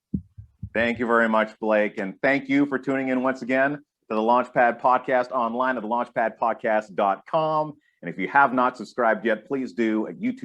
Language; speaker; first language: English; native; English